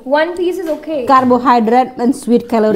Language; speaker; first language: English; non-native, learner; Indonesian